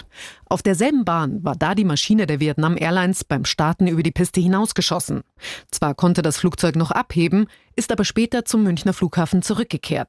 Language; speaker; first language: German; native; German